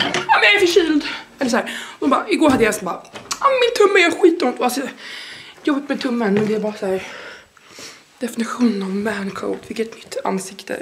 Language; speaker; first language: Swedish; native; Swedish